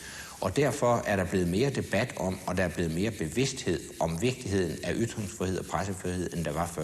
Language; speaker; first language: Danish; native; Danish